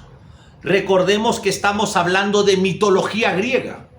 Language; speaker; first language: Spanish; native; Spanish